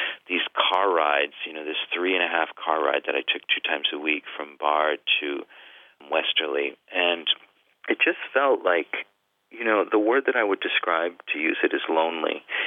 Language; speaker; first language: English; native; English